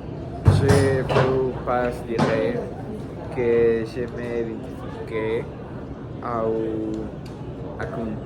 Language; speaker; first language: French; non-native, learner; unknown